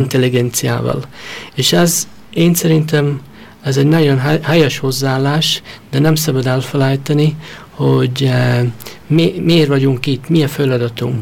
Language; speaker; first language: Hungarian; early bilingual, heritage; Hungarian